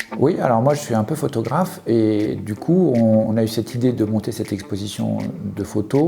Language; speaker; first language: French; native; French